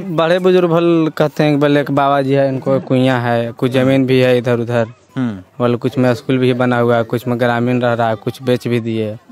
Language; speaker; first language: Hindi; native; Hindi